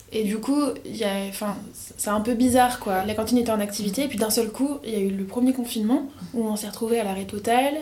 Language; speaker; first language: French; native; French